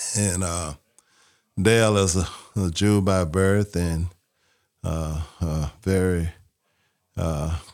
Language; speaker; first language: English; native; English